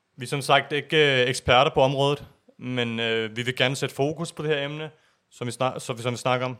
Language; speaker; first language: Danish; early bilingual, other home language; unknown